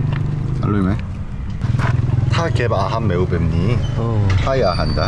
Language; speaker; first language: Thai; non-native, learner; Korean